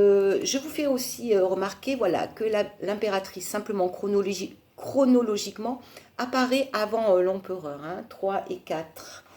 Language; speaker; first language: French; native; French